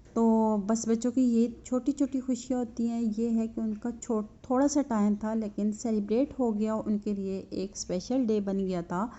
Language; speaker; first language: Urdu; native; Urdu